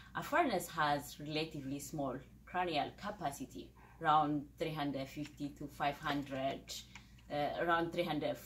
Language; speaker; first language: English; non-native, fluent; Amharic